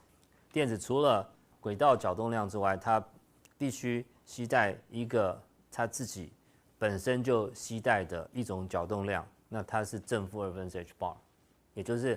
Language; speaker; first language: Chinese; native; Chinese